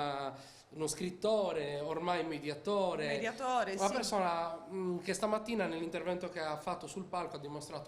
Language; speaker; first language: Italian; native; Italian